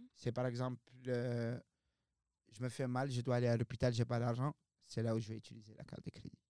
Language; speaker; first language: French; non-native, local second language; Arabic